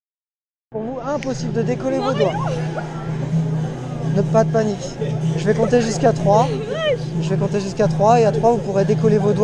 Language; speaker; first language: French; native; French